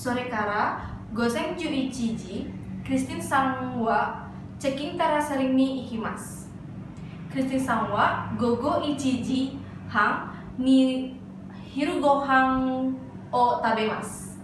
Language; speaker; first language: Japanese; non-native, learner; Indonesian